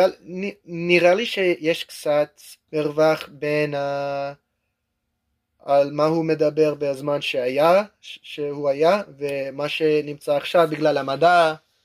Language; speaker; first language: Hebrew; non-native, learner; English